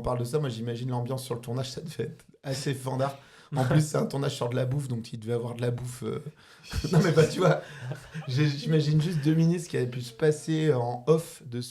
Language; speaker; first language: French; native; French